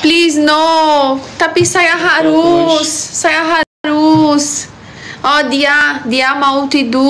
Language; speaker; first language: Indonesian; non-native, learner; Portuguese